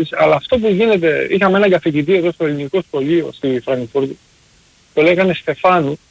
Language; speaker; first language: Greek; early bilingual, heritage; Greek